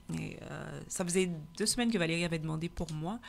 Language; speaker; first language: French; native; French